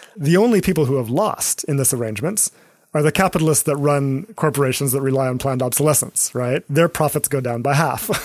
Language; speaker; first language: English; native; English